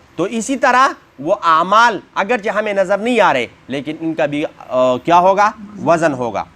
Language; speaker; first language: Urdu; non-native, local second language; Pashto